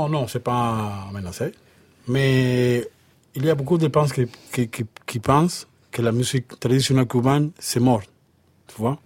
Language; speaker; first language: French; non-native, learner; Spanish